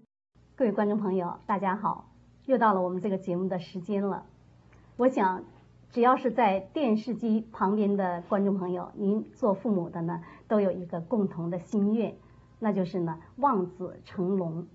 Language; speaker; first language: Chinese; native; Chinese